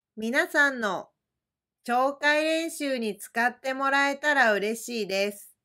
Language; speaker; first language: Japanese; native; Japanese